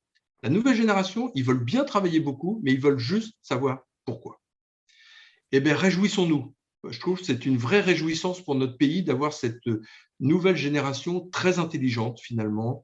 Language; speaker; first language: French; native; French